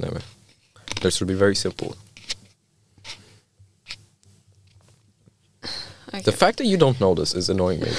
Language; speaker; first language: English; non-native, fluent; Norwegian